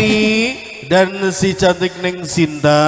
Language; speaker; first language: Indonesian; native; Indonesian